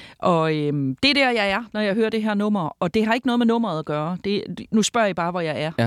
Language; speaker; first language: Danish; native; Danish